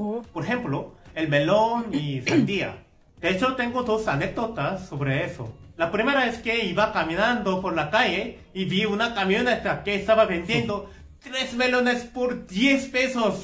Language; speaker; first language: Spanish; non-native, fluent; Korean